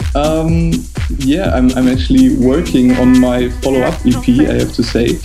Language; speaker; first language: English; non-native, fluent; German